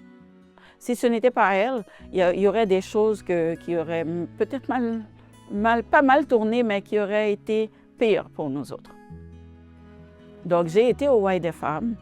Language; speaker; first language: French; non-native, local second language; Haitian Creole